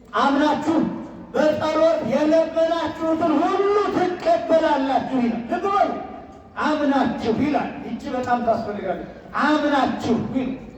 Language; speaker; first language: Amharic; native; Amharic